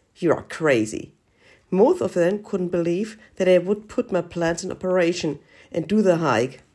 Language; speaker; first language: English; non-native, learner; German